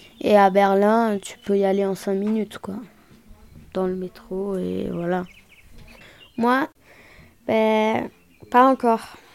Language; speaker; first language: French; non-native, local second language; German